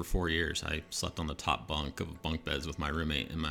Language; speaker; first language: English; native; English